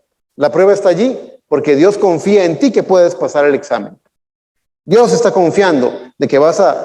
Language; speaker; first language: Spanish; native; Spanish